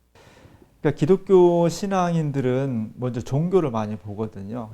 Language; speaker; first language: Korean; native; Korean